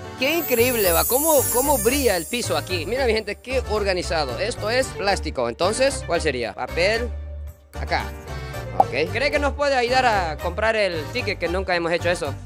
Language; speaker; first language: Spanish; non-native, fluent; Japanese